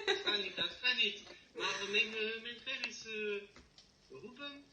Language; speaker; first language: Dutch; non-native, learner; French